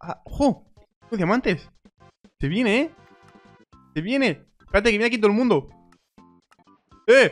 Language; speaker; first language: Spanish; native; Spanish